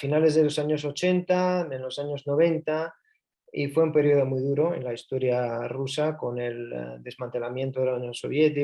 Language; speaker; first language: Spanish; early bilingual, heritage; Spanish